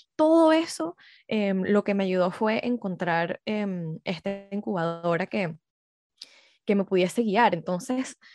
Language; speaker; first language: Spanish; early bilingual, heritage; Spanish